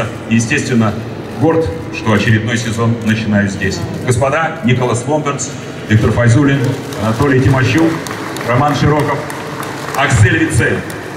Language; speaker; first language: Russian; native; Russian